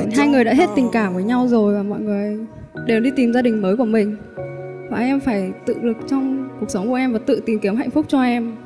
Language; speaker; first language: Vietnamese; native; Vietnamese